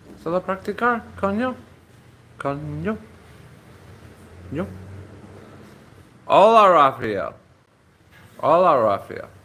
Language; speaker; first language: Spanish; non-native, learner; English